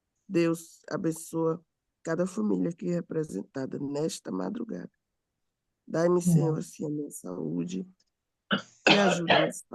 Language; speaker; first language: Portuguese; native; Portuguese